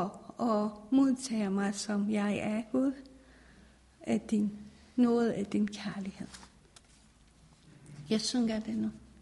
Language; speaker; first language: Danish; non-native, fluent; Persian